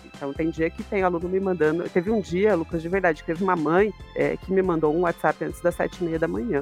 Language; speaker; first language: Portuguese; native; Portuguese